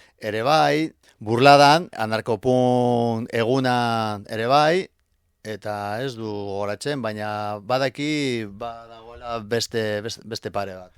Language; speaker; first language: Basque; non-native, local second language; Spanish